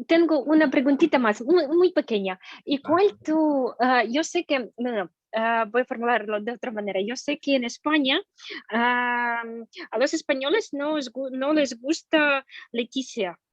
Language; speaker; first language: Spanish; non-native, fluent; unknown